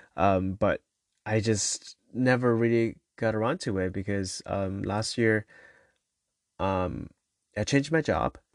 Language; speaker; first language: English; non-native, fluent; Chinese